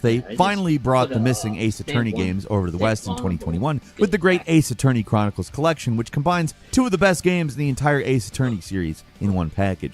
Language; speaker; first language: English; native; English